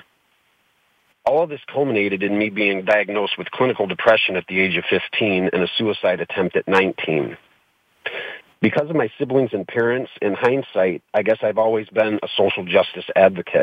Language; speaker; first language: English; native; English